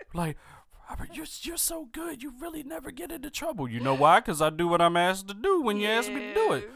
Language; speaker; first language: English; native; English